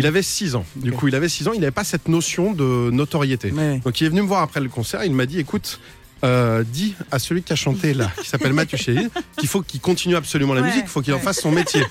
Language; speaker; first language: French; native; French